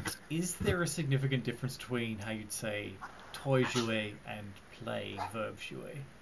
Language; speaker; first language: English; native; English